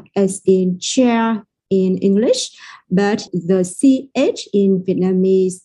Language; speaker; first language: English; non-native, fluent; Vietnamese